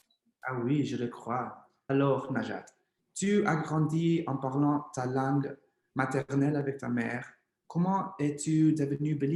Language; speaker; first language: French; non-native, learner; English